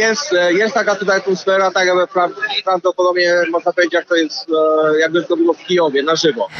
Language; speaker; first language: Polish; early bilingual, heritage; Polish